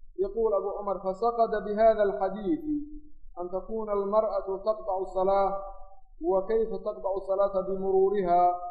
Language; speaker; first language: Arabic; non-native, local second language; Somali